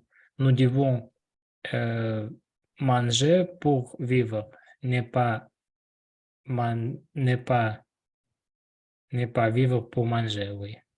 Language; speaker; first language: French; non-native, learner; Russian